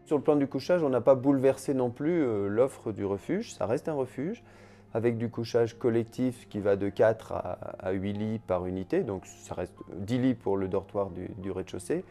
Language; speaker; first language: French; native; French